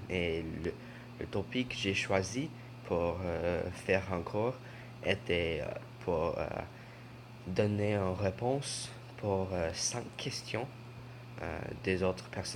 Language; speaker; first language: French; non-native, learner; English